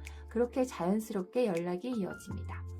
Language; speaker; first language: Korean; native; Korean